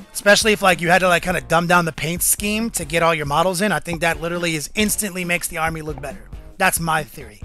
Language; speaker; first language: English; native; English